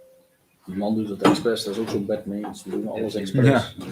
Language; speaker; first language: Dutch; native; Dutch